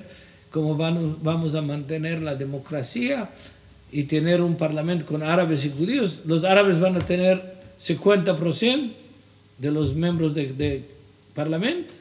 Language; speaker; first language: Spanish; non-native, fluent; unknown